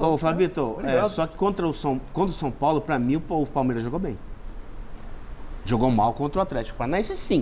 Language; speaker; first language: Portuguese; native; Portuguese